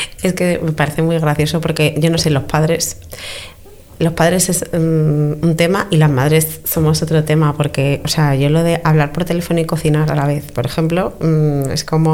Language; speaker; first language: Spanish; native; Spanish